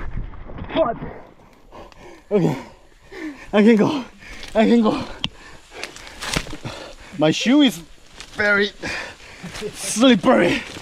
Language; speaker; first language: English; non-native, learner; Korean